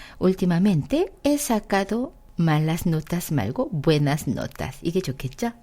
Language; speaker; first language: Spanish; non-native, fluent; Korean